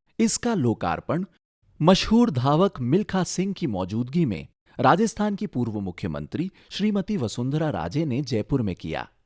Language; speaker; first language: Hindi; native; Hindi